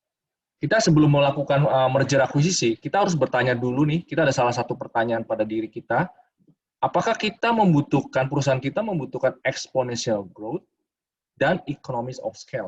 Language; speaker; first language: Indonesian; native; Indonesian